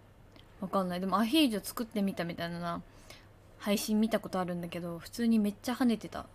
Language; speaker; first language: Japanese; native; Japanese